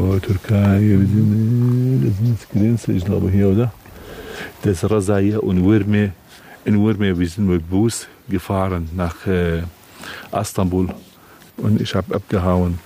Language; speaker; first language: German; non-native, learner; Kurdish